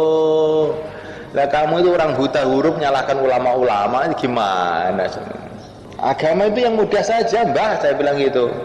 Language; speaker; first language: Indonesian; native; Indonesian